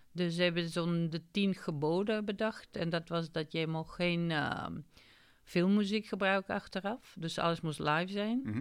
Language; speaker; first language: Dutch; non-native, fluent; Macedonian